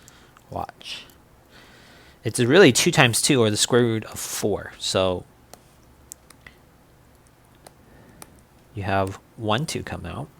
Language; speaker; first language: English; native; English